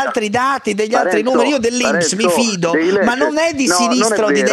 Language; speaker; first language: Italian; native; Italian